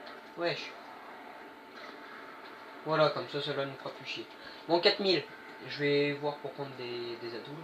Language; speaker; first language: French; native; French